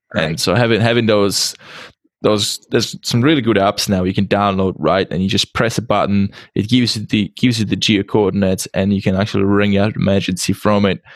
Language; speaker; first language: English; non-native, fluent; Czech